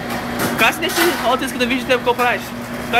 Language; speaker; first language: Bulgarian; early bilingual, heritage; Bulgarian